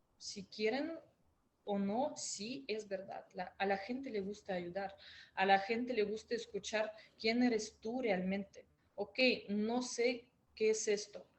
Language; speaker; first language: Spanish; non-native, fluent; Russian